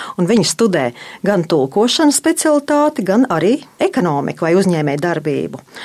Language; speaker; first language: Latvian; native; Latvian